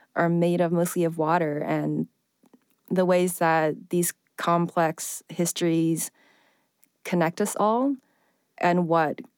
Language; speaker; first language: English; early bilingual, other home language; Chinese